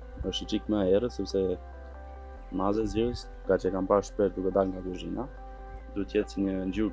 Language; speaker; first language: Albanian; native; Albanian